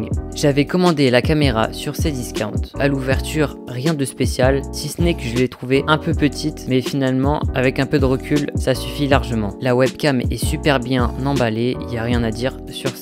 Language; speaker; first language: French; native; French